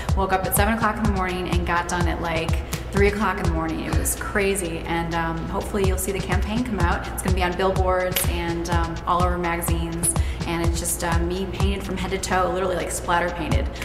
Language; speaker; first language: English; native; English